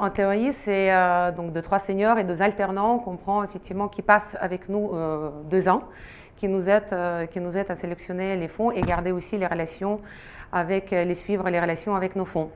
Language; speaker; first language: French; non-native, fluent; Russian